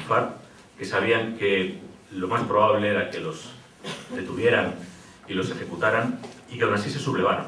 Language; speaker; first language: Spanish; native; Spanish